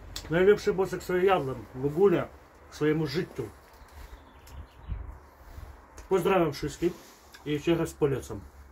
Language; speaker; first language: Polish; non-native, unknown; Ukrainian